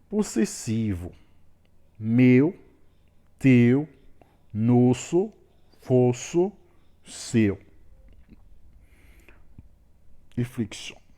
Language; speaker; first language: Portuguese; non-native, learner; Haitian Creole